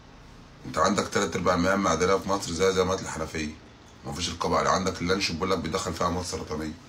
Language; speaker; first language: Arabic; native; Arabic